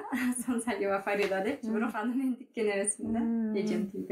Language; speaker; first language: Kyrgyz; native; Kyrgyz